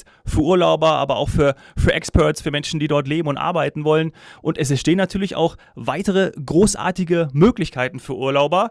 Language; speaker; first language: German; native; German